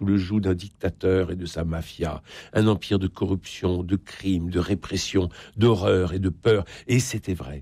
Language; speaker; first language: French; native; French